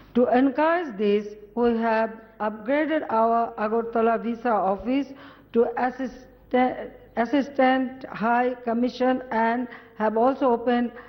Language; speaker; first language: English; non-native, local second language; Bangla